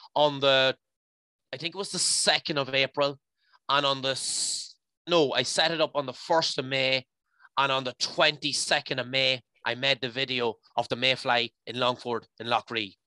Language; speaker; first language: English; native; English